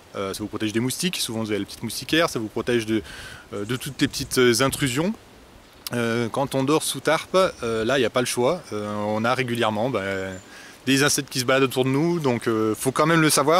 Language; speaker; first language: French; native; French